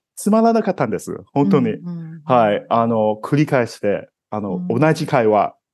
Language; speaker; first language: Japanese; non-native, fluent; Cantonese